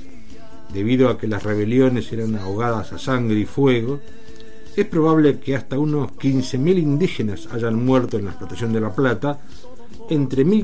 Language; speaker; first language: Spanish; native; Spanish